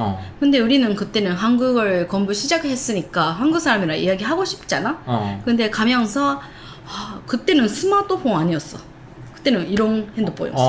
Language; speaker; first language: Korean; non-native, learner; Japanese